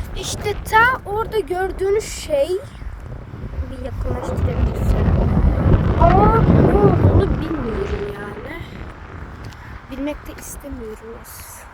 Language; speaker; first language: Turkish; early bilingual, heritage; Turkish